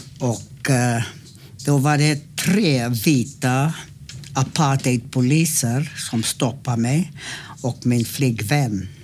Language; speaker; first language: Swedish; non-native, fluent; English